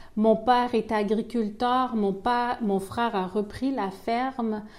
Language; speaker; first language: French; native; French